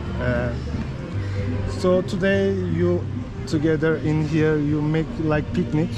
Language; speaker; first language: English; non-native, learner; Turkish